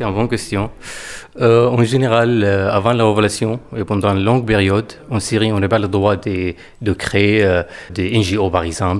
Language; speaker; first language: French; non-native, fluent; Arabic